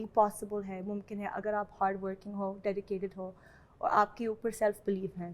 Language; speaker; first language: Hindi; non-native, fluent; English